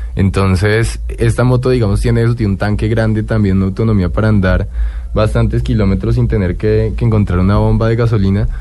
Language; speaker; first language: Spanish; native; Spanish